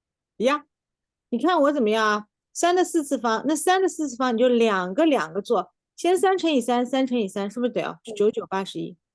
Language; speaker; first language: Chinese; native; Chinese